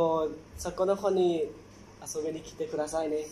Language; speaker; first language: Japanese; non-native, learner; Thai